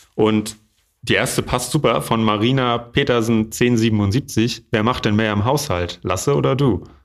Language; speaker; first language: German; native; German